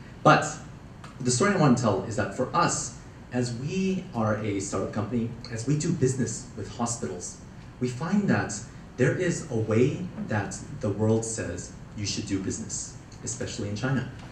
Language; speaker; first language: English; early bilingual, other home language; Cantonese